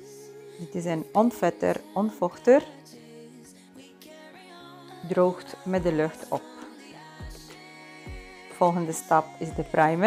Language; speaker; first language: Dutch; non-native, fluent; Spanish